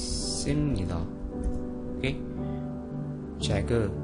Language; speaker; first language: Korean; non-native, fluent; Indonesian